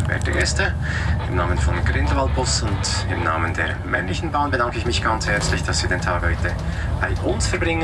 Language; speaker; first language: German; native; German